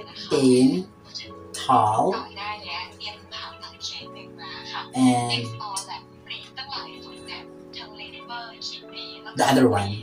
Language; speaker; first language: English; non-native, local second language; Filipino